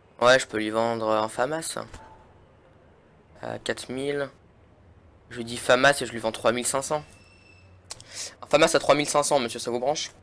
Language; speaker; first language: French; native; French